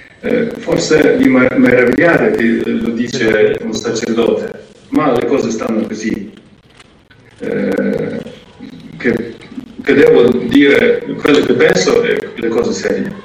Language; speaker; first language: Italian; non-native, fluent; Ukrainian